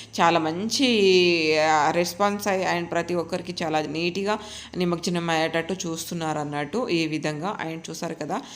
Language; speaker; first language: Telugu; native; Telugu